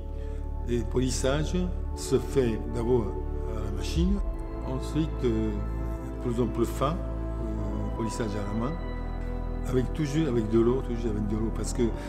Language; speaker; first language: French; non-native, fluent; Japanese